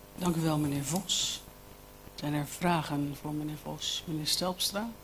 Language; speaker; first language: Dutch; native; Dutch